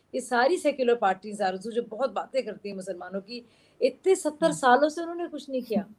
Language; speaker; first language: Hindi; native; Hindi